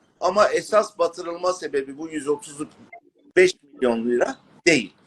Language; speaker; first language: Turkish; native; Turkish